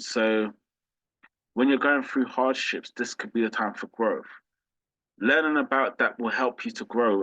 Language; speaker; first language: English; native; English